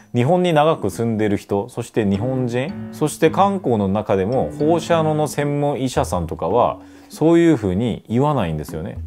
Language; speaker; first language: Japanese; non-native, fluent; Korean